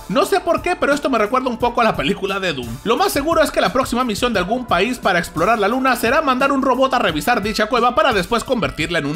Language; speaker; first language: Spanish; native; Spanish